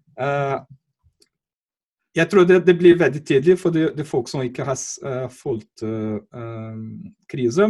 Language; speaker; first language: Norwegian; non-native, fluent; Portuguese